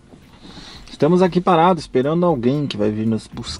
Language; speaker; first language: Portuguese; native; Portuguese